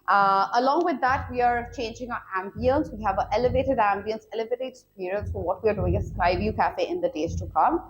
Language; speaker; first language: English; non-native, local second language; Bangla